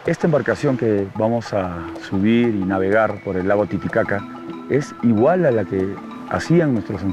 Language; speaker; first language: Spanish; native; Spanish